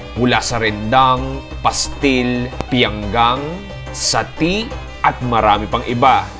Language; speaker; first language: Filipino; native; Filipino